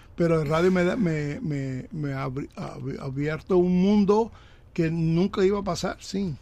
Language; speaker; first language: Spanish; early bilingual, other home language; English